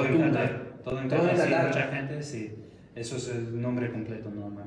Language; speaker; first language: Spanish; non-native, fluent; Arabic